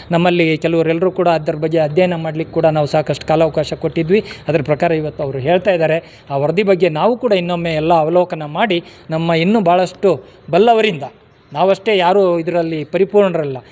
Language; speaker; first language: Kannada; non-native, local second language; Lambadi